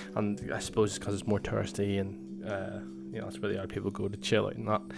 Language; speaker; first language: English; native; English